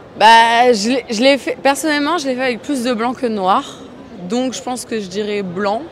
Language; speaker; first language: French; native; French